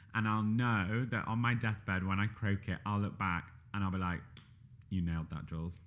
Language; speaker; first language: English; native; English